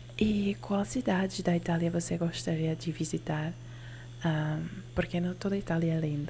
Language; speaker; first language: Portuguese; non-native, learner; Italian